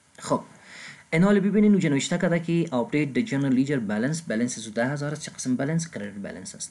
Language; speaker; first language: Persian; non-native, local second language; Pashto